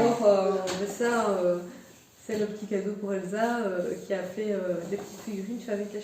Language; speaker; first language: French; native; French